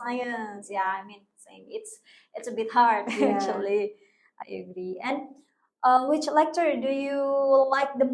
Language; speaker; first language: English; non-native, fluent; Indonesian